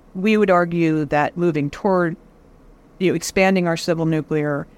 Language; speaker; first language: English; native; English